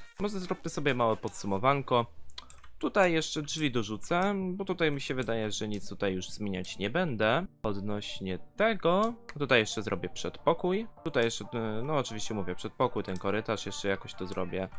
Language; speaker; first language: Polish; native; Polish